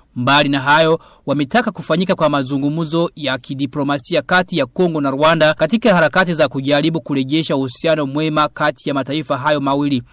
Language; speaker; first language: Swahili; non-native, local second language; Rundi